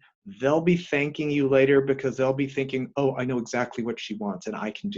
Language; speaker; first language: English; native; English